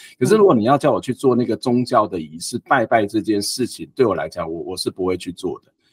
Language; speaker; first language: Chinese; native; Chinese